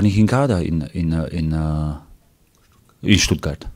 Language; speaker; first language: German; non-native, fluent; Hungarian